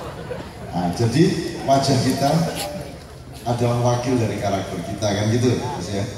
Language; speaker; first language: Indonesian; native; Indonesian